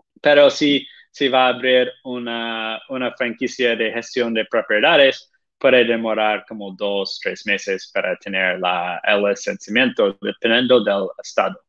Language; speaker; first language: Spanish; non-native, fluent; Portuguese